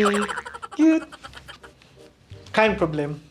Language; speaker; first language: German; non-native, learner; Filipino